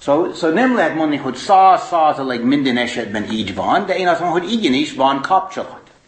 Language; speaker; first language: Hungarian; non-native, fluent; English